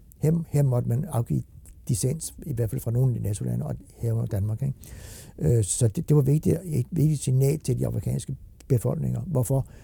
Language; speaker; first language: Danish; native; Danish